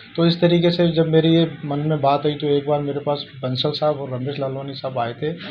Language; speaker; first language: Hindi; non-native, local second language; Sindhi